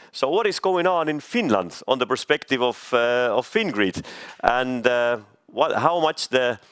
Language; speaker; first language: English; non-native, fluent; Estonian